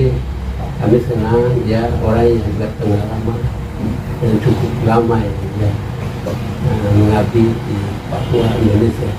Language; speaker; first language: Indonesian; non-native, local second language; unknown